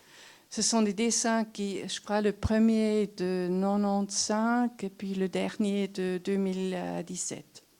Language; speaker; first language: French; non-native, local second language; German